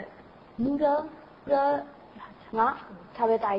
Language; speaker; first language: Japanese; non-native, learner; Burmese